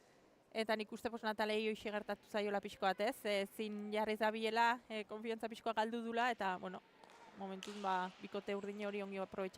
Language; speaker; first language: Basque; native; Basque